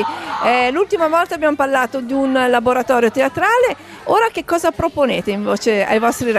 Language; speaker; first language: Italian; native; Italian